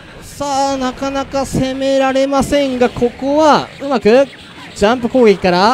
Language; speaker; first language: Japanese; native; Japanese